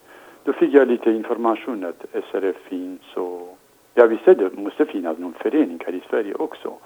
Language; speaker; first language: Swedish; non-native, fluent; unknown